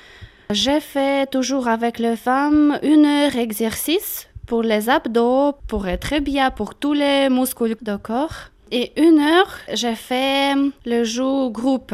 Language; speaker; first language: French; non-native, learner; Russian